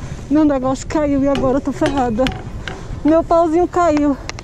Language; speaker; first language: Portuguese; native; Portuguese